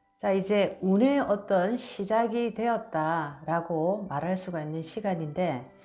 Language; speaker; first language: Korean; native; Korean